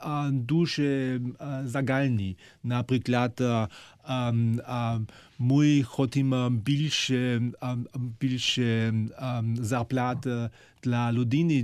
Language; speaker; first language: Ukrainian; non-native, fluent; German